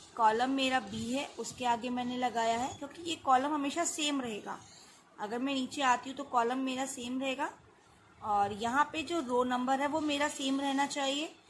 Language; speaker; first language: Hindi; native; Hindi